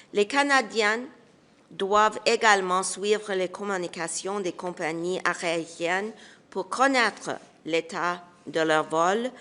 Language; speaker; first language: French; non-native, local second language; English